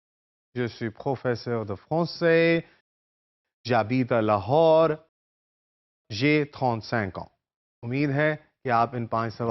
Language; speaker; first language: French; non-native, fluent; Urdu